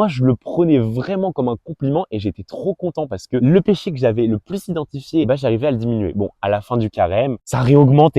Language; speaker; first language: French; native; French